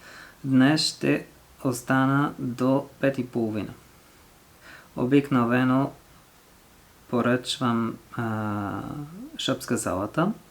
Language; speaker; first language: Bulgarian; non-native, learner; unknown